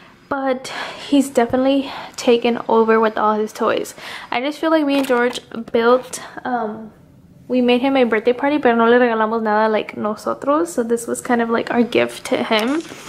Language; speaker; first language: English; early bilingual, other home language; Spanish